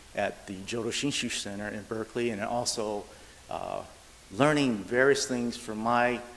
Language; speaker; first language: English; native; English